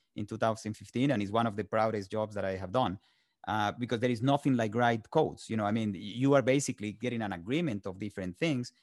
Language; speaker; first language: English; non-native, fluent; Spanish